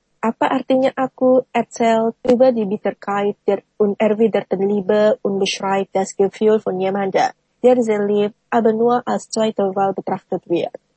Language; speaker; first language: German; non-native, fluent; Indonesian